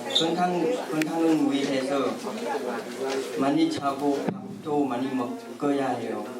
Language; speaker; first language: Korean; non-native, learner; Vietnamese